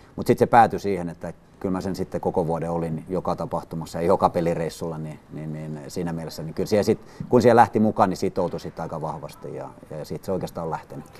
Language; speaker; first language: Finnish; early bilingual, other home language; Swedish